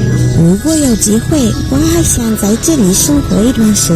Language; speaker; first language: Chinese; non-native, fluent; Italian